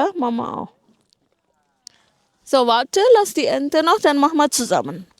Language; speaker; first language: German; non-native, fluent; Indonesian